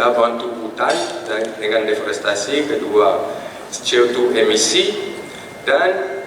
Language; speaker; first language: Indonesian; non-native, fluent; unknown